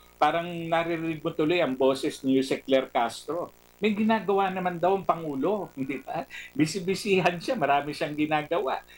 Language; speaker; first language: Filipino; native; Filipino